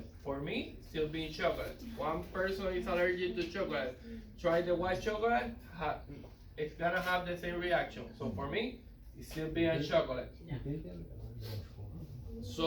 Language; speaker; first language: English; non-native, learner; Spanish